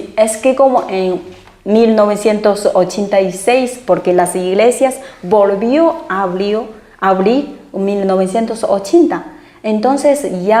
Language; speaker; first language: Spanish; non-native, fluent; Chinese